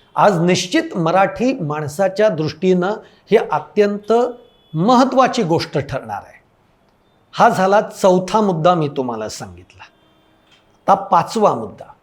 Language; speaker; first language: Marathi; native; Marathi